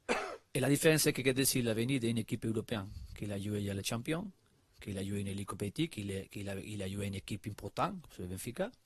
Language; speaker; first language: French; non-native, learner; Spanish